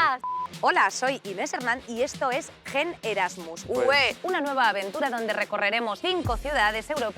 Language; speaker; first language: Spanish; native; Spanish